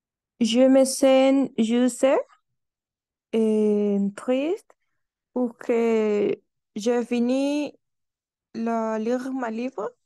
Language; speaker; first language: French; non-native, learner; Spanish